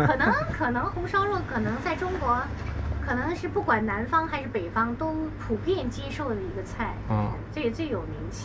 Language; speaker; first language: Chinese; native; Chinese